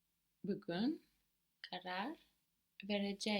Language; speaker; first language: Turkish; non-native, learner; English